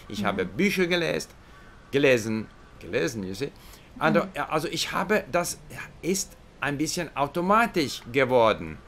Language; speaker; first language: German; non-native, learner; English